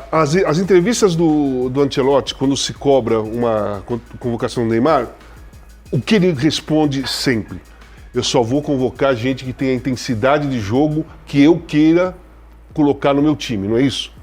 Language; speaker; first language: Portuguese; native; Portuguese